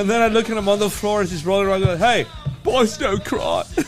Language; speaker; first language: English; native; English